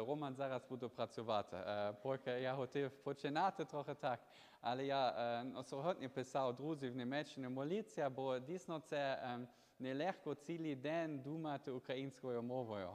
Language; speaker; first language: Ukrainian; non-native, learner; German